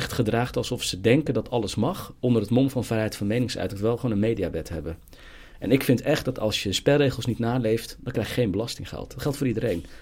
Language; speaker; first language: Dutch; native; Dutch